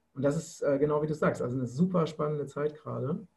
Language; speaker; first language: German; native; German